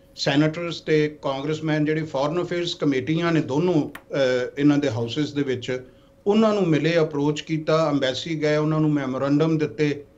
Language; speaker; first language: Punjabi; native; Punjabi